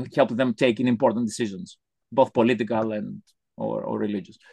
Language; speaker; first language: English; non-native, fluent; Greek